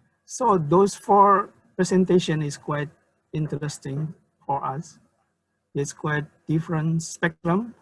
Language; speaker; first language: English; non-native, learner; Indonesian